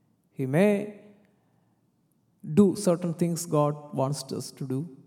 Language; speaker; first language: English; non-native, local second language; Malayalam